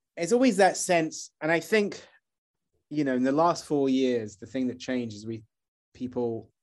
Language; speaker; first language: English; native; English